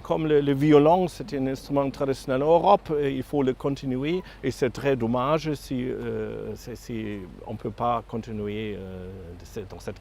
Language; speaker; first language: French; non-native, fluent; German